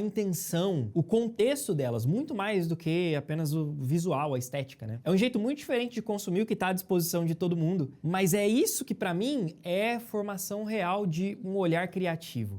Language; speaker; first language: Portuguese; native; Portuguese